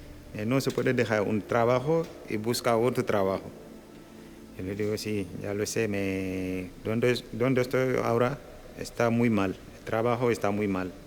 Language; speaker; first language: Spanish; non-native, local second language; Wolof